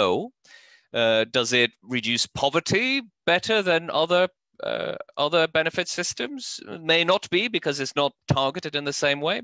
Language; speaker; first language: English; non-native, fluent; Norwegian